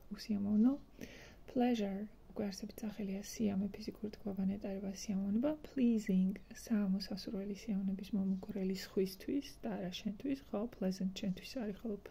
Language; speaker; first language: English; non-native, fluent; Georgian